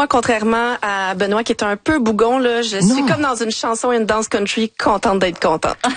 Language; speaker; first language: French; native; French